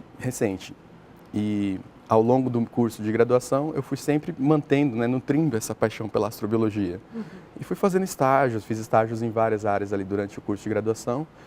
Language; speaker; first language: Portuguese; native; Portuguese